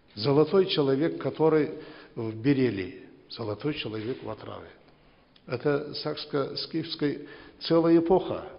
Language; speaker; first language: Russian; non-native, local second language; Kazakh